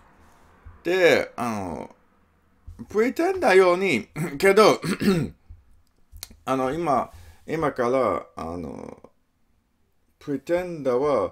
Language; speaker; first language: Japanese; non-native, learner; English